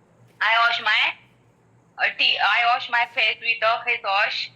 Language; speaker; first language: English; non-native, learner; Marathi